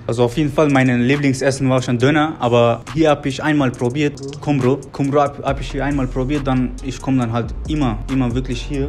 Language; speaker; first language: German; non-native, learner; Persian